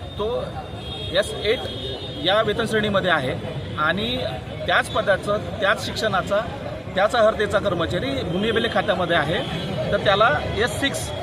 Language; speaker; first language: Marathi; native; Marathi